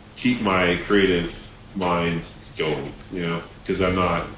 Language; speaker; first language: English; native; English